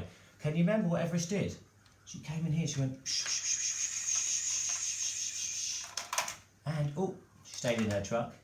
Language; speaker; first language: English; native; English